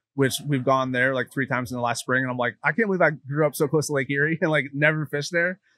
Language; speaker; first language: English; native; English